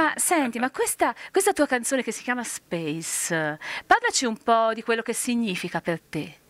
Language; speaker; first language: Italian; native; Italian